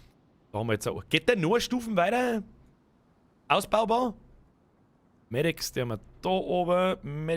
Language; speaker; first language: German; native; German